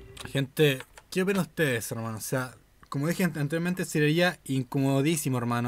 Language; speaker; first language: Spanish; native; Spanish